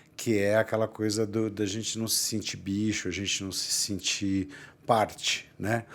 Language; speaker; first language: Portuguese; native; Portuguese